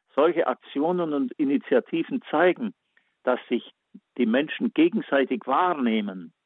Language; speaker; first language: German; native; German